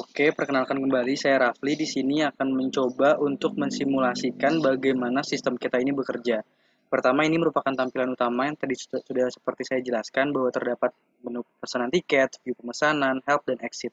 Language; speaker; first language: Indonesian; native; Indonesian